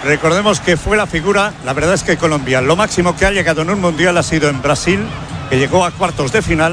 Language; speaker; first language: Spanish; native; Spanish